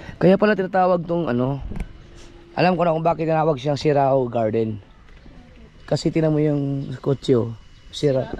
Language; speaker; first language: Filipino; non-native, local second language; Cebuano